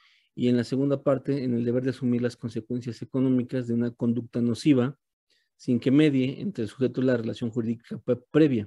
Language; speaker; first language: Spanish; native; Spanish